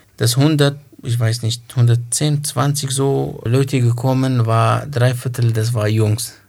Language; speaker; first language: German; non-native, learner; Kurdish